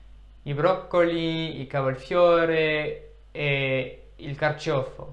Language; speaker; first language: Italian; non-native, learner; English